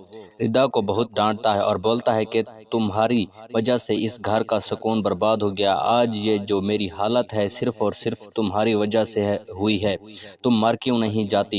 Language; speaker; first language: Urdu; native; Urdu